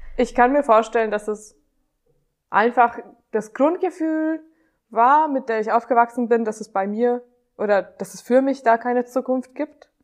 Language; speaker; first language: German; non-native, fluent; Hungarian